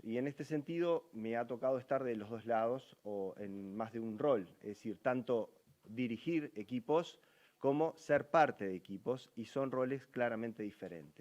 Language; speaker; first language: Spanish; native; Spanish